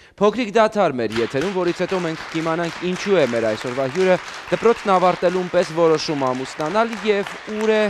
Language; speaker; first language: Armenian; native; Armenian